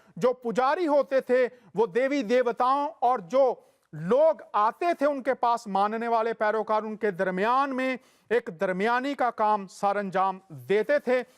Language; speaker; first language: Urdu; native; Urdu